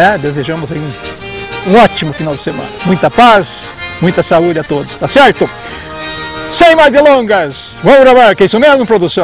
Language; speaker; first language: Portuguese; native; Portuguese